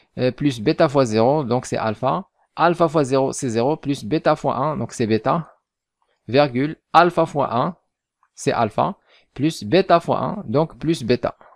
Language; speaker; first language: French; non-native, local second language; Arabic